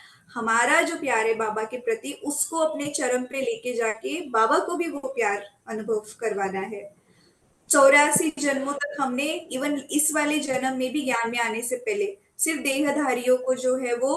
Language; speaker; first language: Hindi; native; Hindi